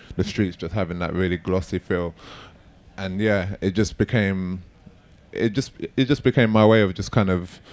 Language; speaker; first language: English; native; English